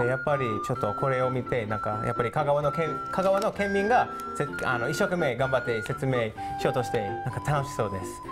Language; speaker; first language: Japanese; non-native, fluent; English